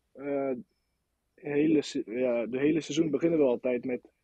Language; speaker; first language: Dutch; non-native, fluent; French